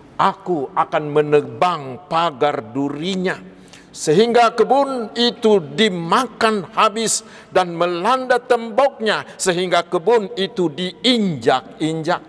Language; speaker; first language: Indonesian; non-native, local second language; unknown